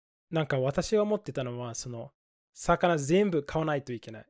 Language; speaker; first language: Japanese; non-native, fluent; English